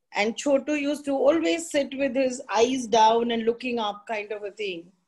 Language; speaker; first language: English; non-native, local second language; Hindi